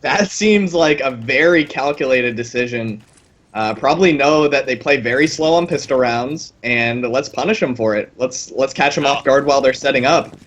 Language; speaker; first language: English; native; English